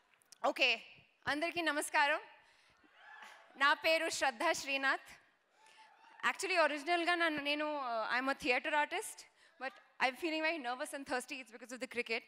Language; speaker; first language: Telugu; non-native, learner; Kannada